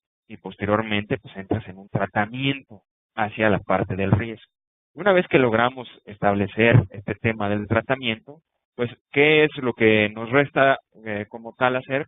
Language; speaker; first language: Spanish; native; Spanish